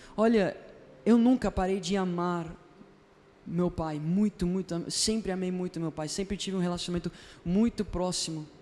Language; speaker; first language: Portuguese; non-native, fluent; Spanish